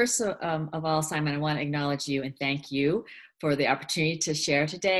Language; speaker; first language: English; early bilingual, other home language; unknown